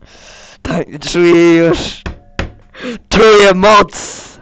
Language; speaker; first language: Polish; early bilingual, heritage; Polish